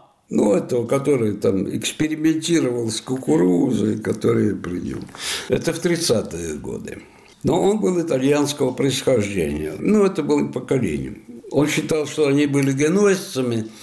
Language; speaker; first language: Russian; non-native, fluent; Italian